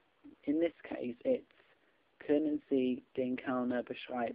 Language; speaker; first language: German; non-native, learner; English